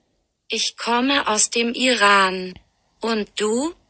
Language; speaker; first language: German; non-native, learner; Persian